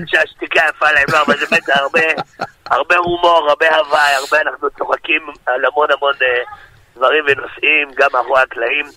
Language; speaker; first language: Hebrew; native; Hebrew